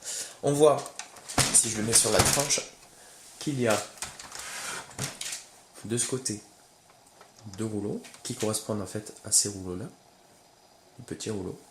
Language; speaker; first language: French; native; French